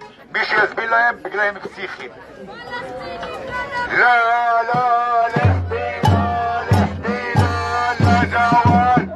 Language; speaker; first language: Hebrew; non-native, local second language; Arabic